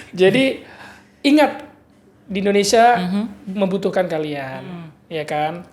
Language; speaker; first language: Indonesian; early bilingual, heritage; Madurese